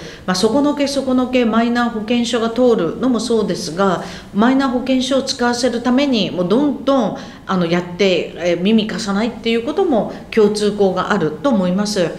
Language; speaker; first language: Japanese; native; Japanese